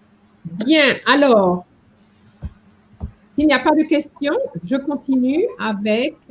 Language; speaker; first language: French; non-native, fluent; English